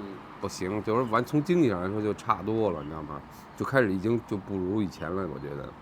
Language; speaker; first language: Chinese; native; Chinese